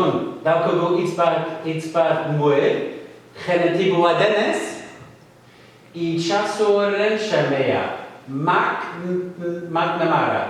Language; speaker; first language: Basque; non-native, fluent; English